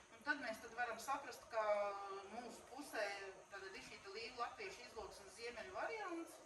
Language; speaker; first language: Latvian; native; Latvian